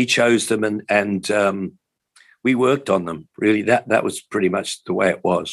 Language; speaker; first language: English; native; English